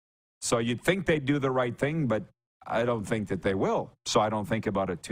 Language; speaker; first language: English; native; English